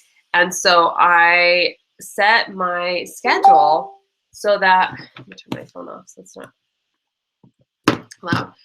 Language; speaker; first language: English; native; English